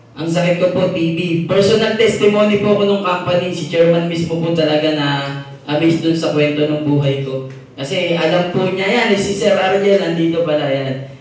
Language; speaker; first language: Filipino; native; Filipino